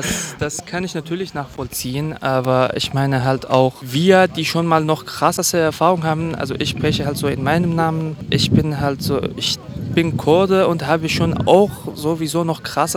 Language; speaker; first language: German; non-native, fluent; Kurdish